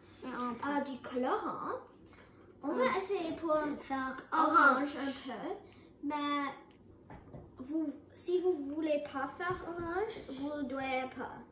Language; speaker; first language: French; non-native, local second language; English